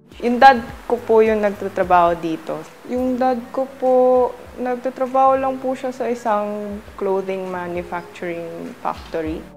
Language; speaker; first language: Filipino; early bilingual, other home language; Korean